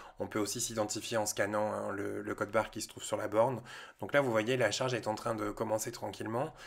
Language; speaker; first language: French; native; French